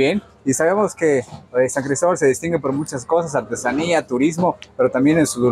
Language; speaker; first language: Spanish; native; Spanish